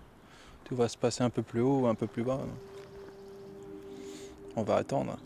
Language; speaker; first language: French; native; French